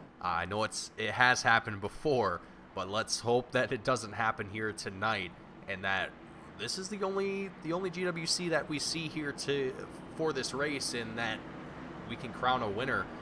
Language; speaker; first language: English; native; English